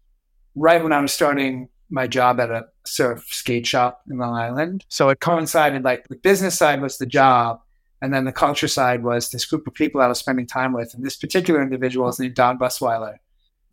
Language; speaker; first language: English; native; English